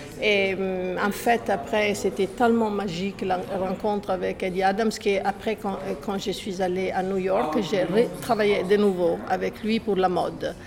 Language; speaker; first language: French; non-native, fluent; Italian